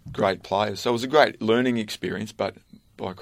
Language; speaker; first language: English; native; English